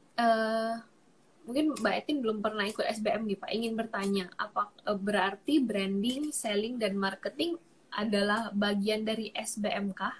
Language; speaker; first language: Indonesian; native; Indonesian